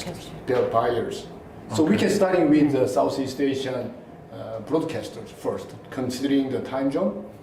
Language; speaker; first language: English; non-native, learner; Korean